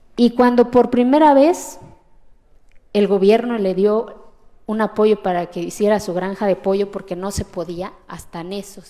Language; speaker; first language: Spanish; non-native, local second language; Zapotec